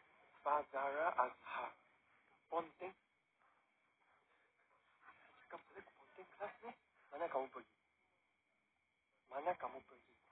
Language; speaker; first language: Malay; non-native, learner; Korean